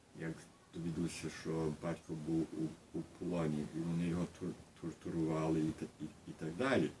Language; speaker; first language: Ukrainian; early bilingual, heritage; Ukrainian